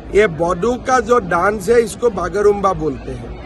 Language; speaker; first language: Hindi; non-native, local second language; Assamese